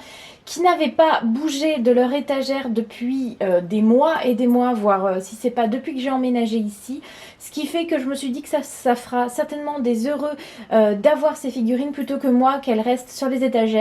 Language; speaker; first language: French; native; French